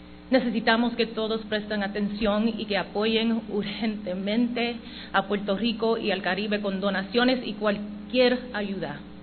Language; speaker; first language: Spanish; early bilingual, heritage; Spanish